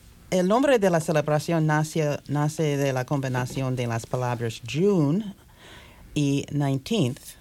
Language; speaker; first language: Spanish; non-native, fluent; English